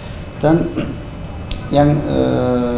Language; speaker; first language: Indonesian; non-native, fluent; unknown